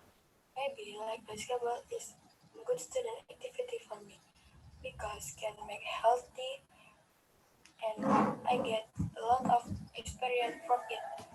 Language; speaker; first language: English; non-native, learner; Indonesian